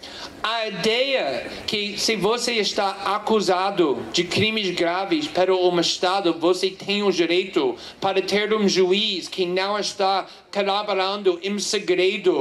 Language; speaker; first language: Portuguese; non-native, fluent; English